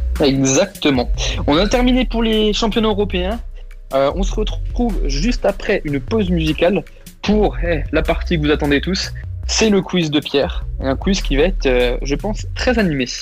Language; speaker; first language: French; native; French